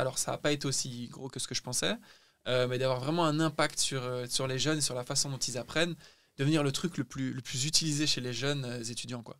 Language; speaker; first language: French; native; French